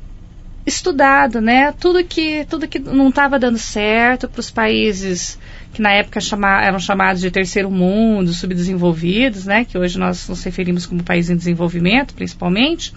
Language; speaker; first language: Portuguese; native; Portuguese